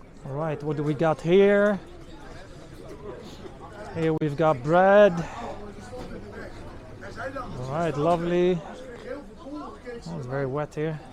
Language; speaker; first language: English; non-native, fluent; Dutch